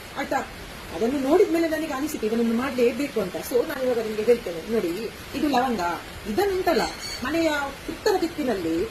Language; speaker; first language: Kannada; native; Kannada